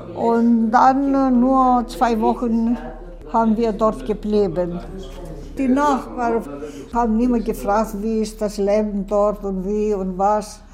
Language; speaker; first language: German; non-native, learner; Greek